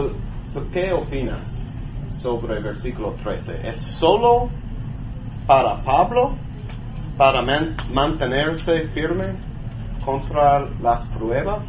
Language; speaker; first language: Spanish; non-native, learner; English